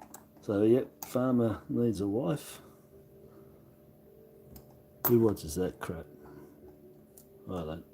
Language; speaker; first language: English; native; English